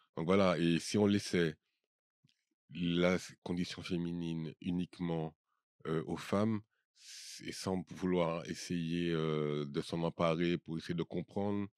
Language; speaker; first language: French; native; French